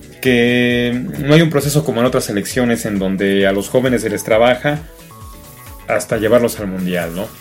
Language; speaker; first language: Spanish; native; Spanish